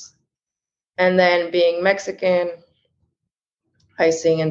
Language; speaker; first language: English; early bilingual, other home language; Spanish